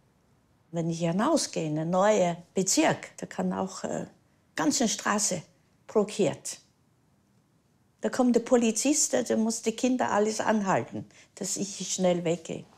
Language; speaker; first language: German; early bilingual, heritage; German